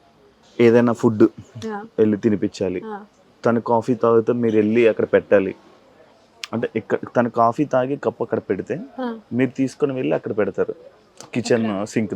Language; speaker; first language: Telugu; native; Telugu